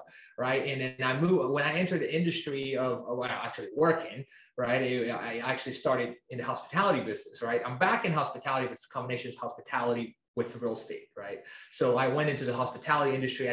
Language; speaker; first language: English; non-native, fluent; Spanish